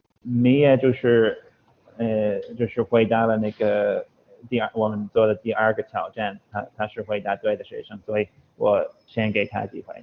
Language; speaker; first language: Chinese; non-native, fluent; English